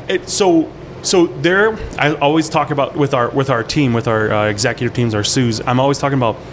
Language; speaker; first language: English; early bilingual, other home language; Hmong